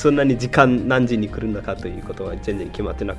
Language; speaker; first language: Japanese; non-native, fluent; Newari